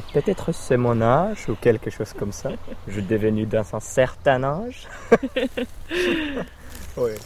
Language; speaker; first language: French; non-native, fluent; Finnish